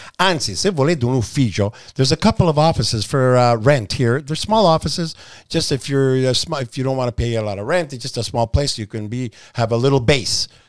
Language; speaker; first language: English; early bilingual, other home language; Italian